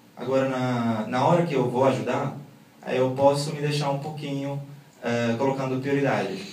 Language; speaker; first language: Portuguese; non-native, fluent; Arabic